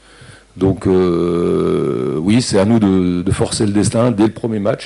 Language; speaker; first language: French; native; French